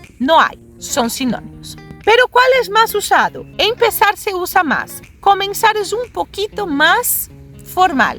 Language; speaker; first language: Spanish; non-native, fluent; Portuguese